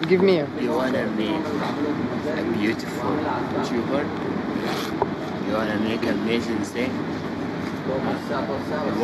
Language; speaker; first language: English; non-native, learner; Arabic